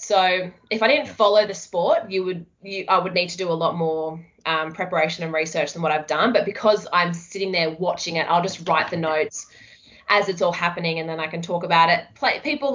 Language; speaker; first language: English; native; English